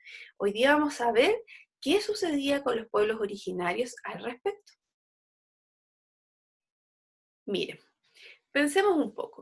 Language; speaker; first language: Spanish; native; Spanish